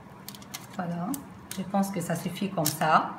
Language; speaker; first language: French; non-native, fluent; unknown